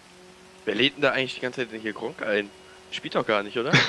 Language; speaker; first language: German; native; German